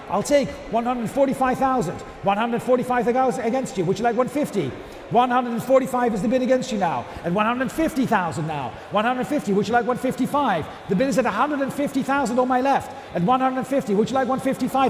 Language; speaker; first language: English; native; English